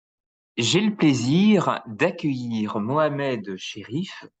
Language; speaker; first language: French; native; French